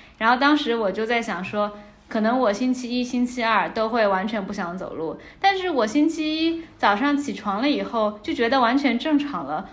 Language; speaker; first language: Chinese; native; Chinese